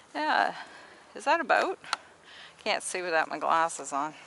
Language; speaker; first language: English; native; English